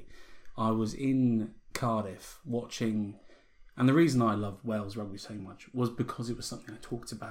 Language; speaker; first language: English; native; English